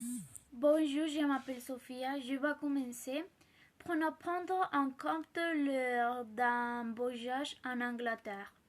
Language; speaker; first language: French; non-native, learner; Spanish